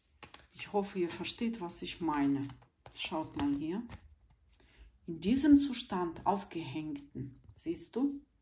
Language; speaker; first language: German; non-native, fluent; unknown